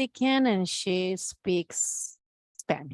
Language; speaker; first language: English; non-native, learner; Spanish